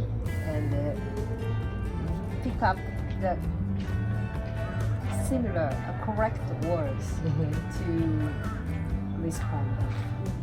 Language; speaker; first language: English; non-native, learner; Japanese